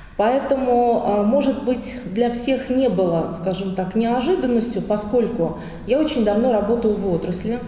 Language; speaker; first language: Russian; native; Russian